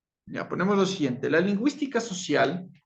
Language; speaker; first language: Spanish; native; Spanish